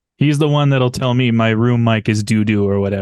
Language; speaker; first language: English; native; English